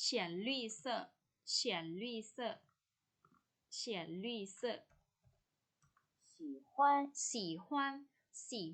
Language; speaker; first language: Chinese; non-native, fluent; Thai